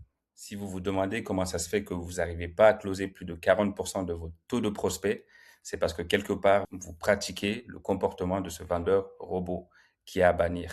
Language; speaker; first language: French; native; French